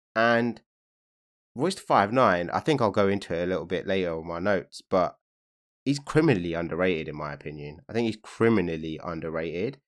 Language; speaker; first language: English; native; English